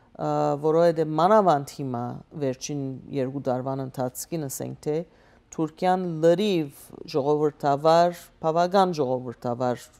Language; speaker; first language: Armenian; early bilingual, heritage; Armenian